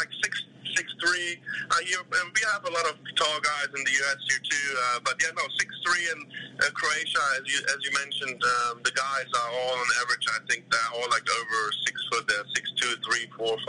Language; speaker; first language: English; non-native, fluent; German